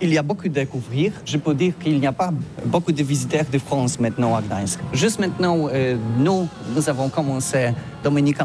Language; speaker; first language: French; non-native, learner; Polish